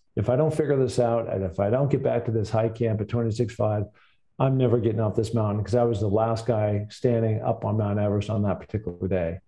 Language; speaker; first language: English; native; English